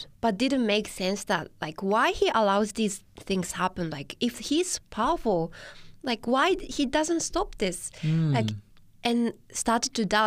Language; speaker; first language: English; non-native, fluent; Japanese